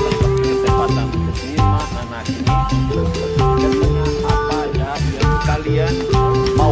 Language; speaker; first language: Indonesian; non-native, fluent; Portuguese